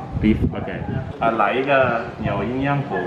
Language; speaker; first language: Chinese; non-native, learner; English